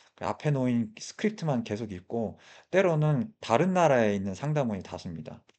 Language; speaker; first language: Korean; early bilingual, heritage; Korean